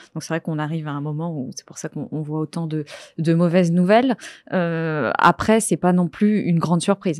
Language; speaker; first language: French; native; French